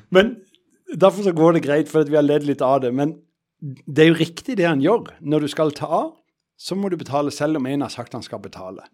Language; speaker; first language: Norwegian; native; Norwegian